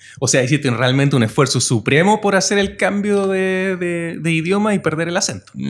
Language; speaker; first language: Spanish; native; Spanish